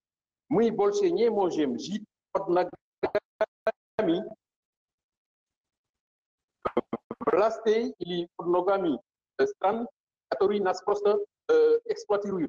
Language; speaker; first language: Russian; non-native, fluent; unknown